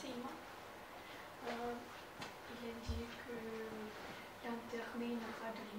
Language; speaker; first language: French; non-native, learner; Russian